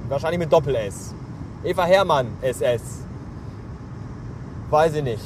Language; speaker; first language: German; native; German